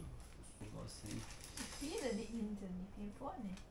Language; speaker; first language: German; non-native, learner; Thai